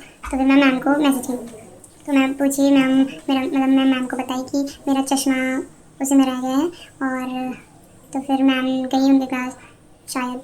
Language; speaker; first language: Hindi; native; Hindi